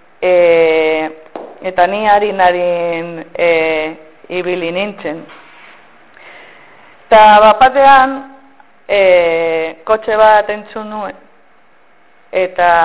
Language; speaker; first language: Basque; non-native, local second language; Spanish